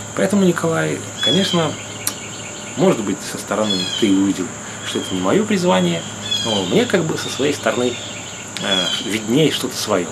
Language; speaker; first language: Russian; native; Russian